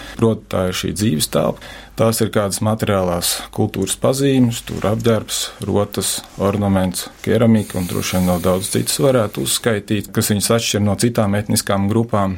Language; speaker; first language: Latvian; native; Latvian